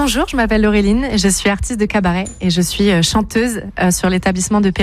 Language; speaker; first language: French; native; French